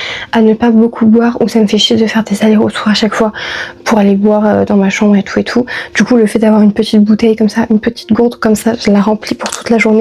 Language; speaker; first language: French; native; French